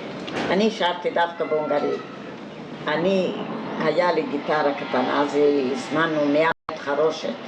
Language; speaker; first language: Hebrew; non-native, fluent; Hungarian